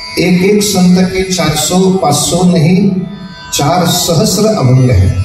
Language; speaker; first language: Hindi; non-native, local second language; Marathi